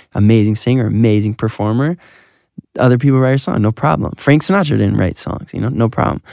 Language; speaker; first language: English; native; English